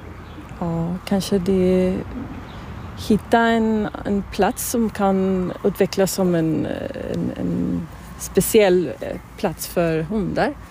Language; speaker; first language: Swedish; non-native, fluent; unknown